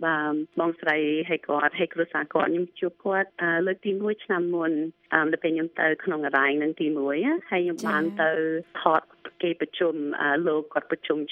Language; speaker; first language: Khmer; early bilingual, heritage; Khmer